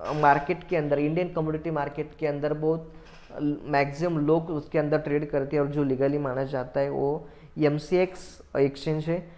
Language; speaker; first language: Hindi; non-native, local second language; Marathi